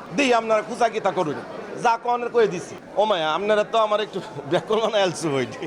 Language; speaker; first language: Bangla; native; Bangla